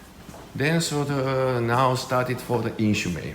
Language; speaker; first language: English; non-native, learner; Japanese